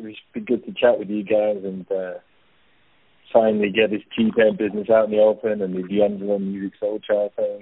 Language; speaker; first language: English; native; English